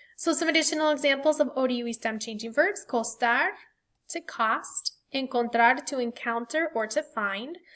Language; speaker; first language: English; native; English